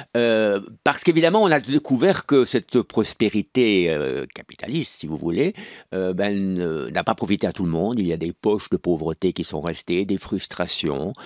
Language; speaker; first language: French; native; French